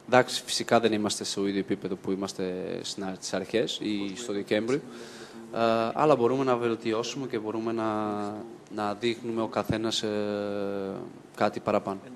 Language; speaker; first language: Greek; non-native, fluent; Portuguese